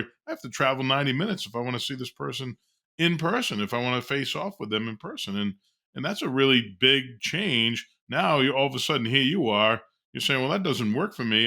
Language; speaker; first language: English; native; English